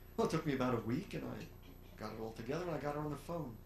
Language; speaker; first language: English; native; English